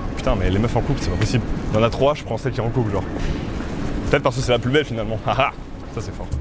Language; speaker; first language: French; native; French